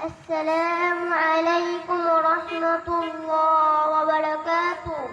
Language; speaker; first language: Arabic; non-native, learner; Bangla